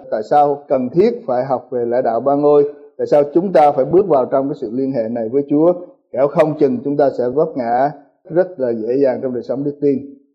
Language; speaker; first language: Vietnamese; early bilingual, heritage; Vietnamese